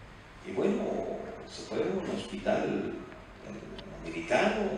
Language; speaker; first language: Spanish; non-native, fluent; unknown